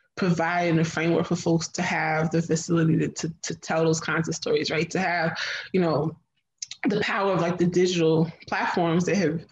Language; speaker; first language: English; native; English